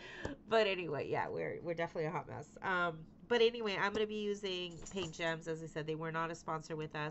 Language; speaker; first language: English; native; English